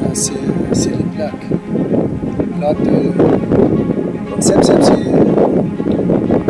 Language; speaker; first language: French; non-native, learner; Arabic